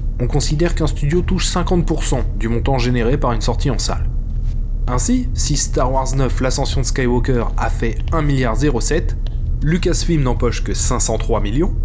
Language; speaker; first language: French; native; French